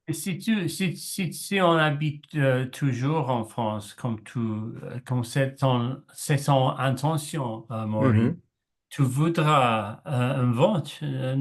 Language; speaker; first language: French; non-native, learner; English